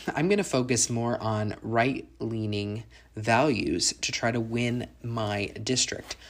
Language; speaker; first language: English; native; English